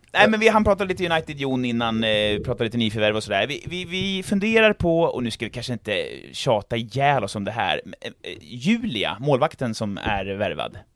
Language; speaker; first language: Swedish; native; Swedish